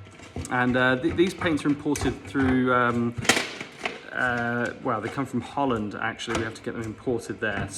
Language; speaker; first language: English; native; English